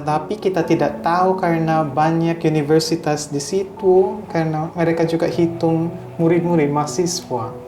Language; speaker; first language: Indonesian; non-native, fluent; Hiligaynon